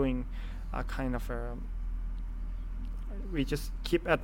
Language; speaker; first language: English; non-native, fluent; Thai